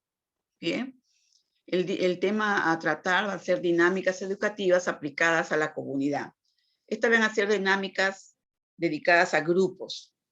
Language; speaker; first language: Spanish; native; Spanish